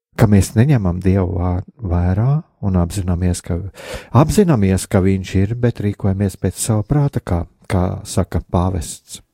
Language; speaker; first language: Latvian; native; Latvian